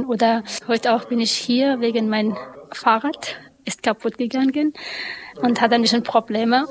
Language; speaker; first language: German; non-native, learner; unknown